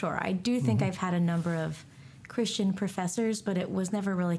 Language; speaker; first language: English; native; English